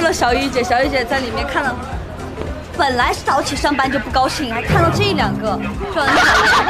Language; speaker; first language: Chinese; native; Chinese